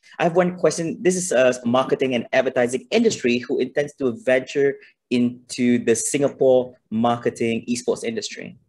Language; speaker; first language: English; non-native, local second language; Malay